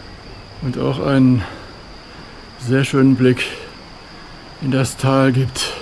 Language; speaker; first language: German; native; German